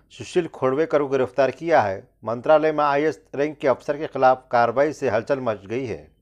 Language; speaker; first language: Urdu; native; Urdu